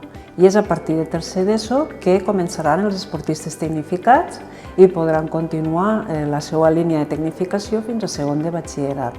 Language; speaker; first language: Catalan; native; Catalan